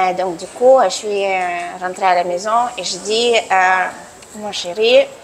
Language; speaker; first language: French; non-native, fluent; Russian